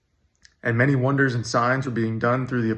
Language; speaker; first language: English; native; English